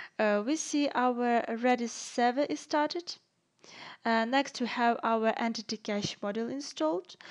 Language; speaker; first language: English; non-native, fluent; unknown